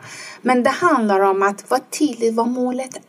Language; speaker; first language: Swedish; non-native, fluent; Persian